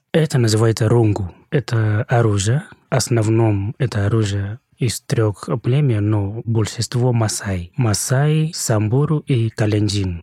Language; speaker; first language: Russian; non-native, fluent; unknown